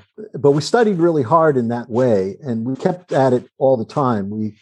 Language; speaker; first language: English; native; English